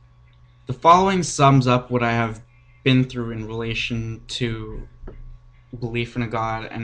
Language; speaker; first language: English; native; English